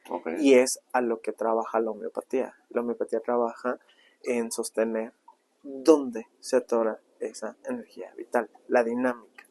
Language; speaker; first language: Spanish; native; Spanish